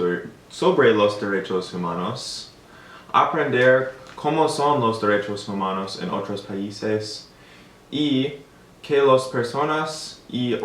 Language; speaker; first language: Spanish; non-native, learner; English